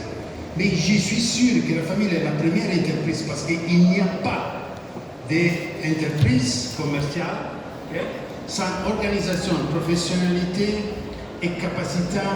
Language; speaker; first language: French; non-native, fluent; Italian